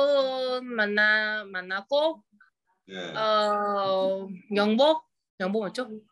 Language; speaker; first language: Korean; non-native, learner; Vietnamese